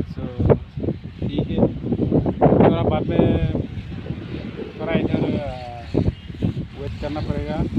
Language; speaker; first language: Hindi; non-native, local second language; Assamese